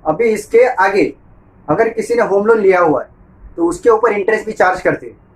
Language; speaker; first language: Hindi; non-native, local second language; Marathi